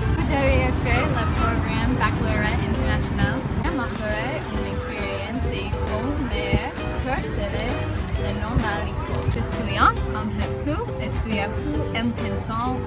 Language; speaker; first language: French; non-native, learner; English